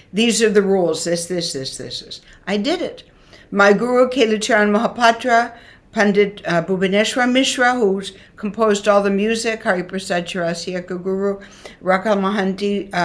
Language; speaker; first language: English; native; English